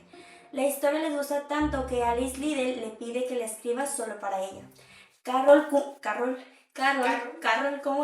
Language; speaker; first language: Spanish; native; Spanish